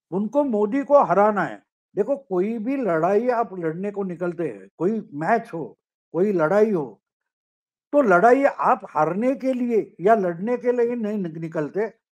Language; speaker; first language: Hindi; non-native, local second language; Marathi